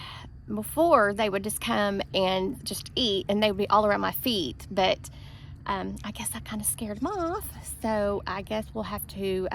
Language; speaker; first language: English; native; English